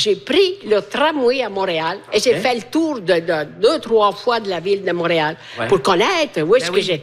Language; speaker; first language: French; non-native, fluent; Italian